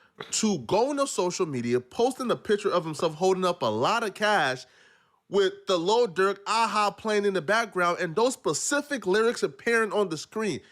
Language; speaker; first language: English; native; English